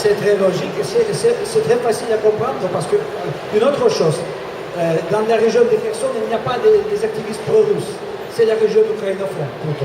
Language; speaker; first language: French; non-native, fluent; Russian